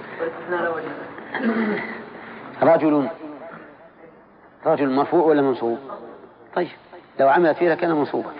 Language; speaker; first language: Arabic; native; Arabic